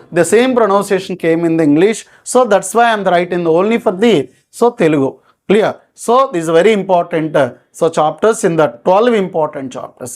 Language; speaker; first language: English; non-native, local second language; Telugu